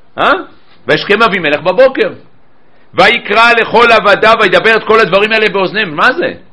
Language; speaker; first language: Hebrew; native; Hebrew